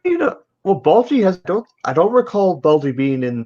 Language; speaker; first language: English; native; English